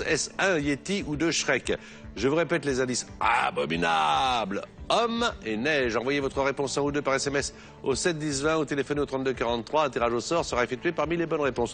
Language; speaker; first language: French; native; French